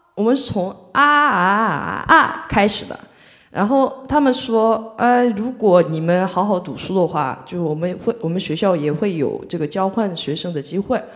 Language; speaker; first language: Chinese; non-native, fluent; Korean